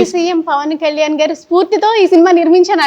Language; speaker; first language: Telugu; native; Telugu